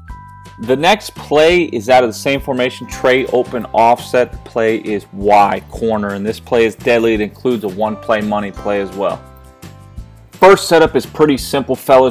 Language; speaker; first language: English; native; English